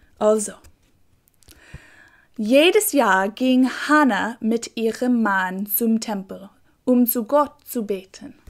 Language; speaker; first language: German; non-native, learner; English